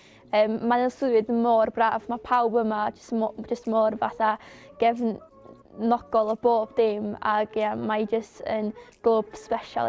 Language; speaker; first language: Welsh; native; Welsh